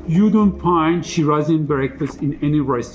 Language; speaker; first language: English; non-native, learner; Persian